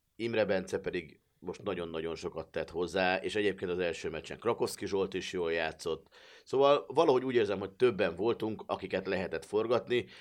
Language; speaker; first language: Hungarian; native; Hungarian